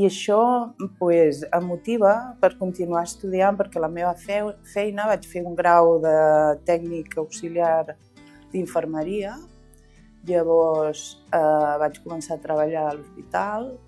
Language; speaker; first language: Catalan; non-native, local second language; Spanish